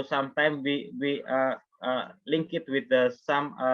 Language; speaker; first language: English; non-native, fluent; Indonesian